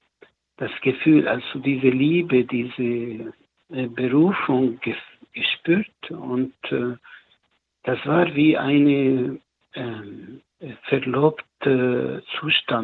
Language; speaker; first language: German; non-native, learner; Arabic